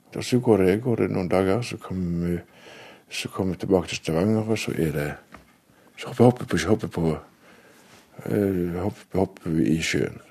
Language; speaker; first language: Norwegian; native; Norwegian